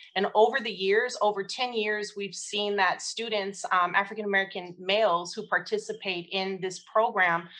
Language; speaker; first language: English; native; English